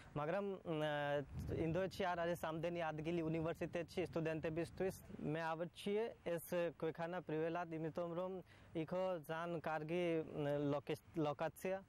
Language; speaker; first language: Georgian; non-native, learner; Hindi